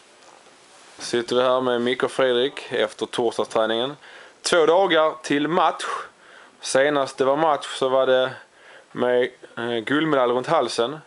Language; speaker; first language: Swedish; native; Swedish